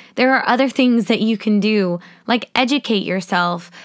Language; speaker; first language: English; native; English